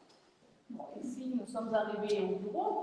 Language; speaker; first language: French; non-native, fluent; German